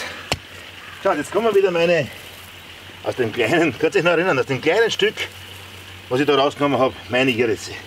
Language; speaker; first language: German; native; German